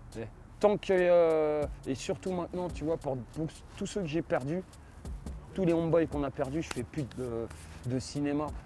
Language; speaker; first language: French; native; French